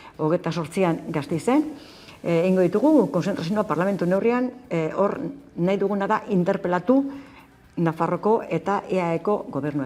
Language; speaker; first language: Basque; native; Basque